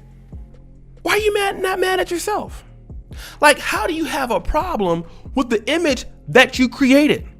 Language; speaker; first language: English; native; English